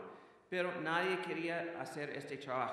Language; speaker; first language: Spanish; non-native, fluent; English